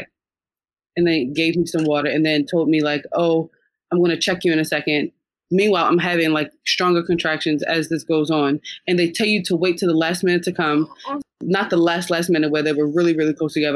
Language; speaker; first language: English; native; English